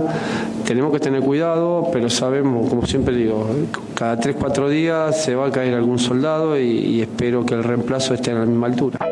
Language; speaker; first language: Spanish; native; Spanish